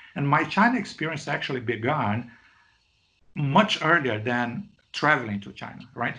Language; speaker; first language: English; non-native, fluent; Portuguese